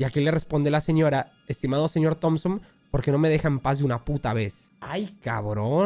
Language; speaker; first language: Spanish; native; Spanish